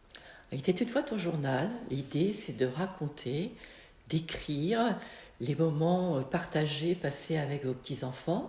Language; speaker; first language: French; native; French